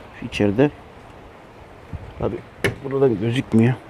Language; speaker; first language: Turkish; native; Turkish